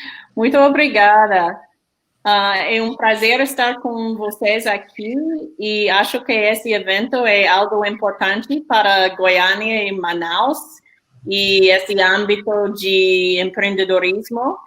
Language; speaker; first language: Portuguese; non-native, fluent; English